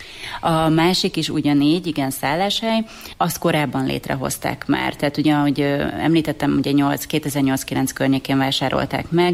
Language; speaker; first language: Hungarian; native; Hungarian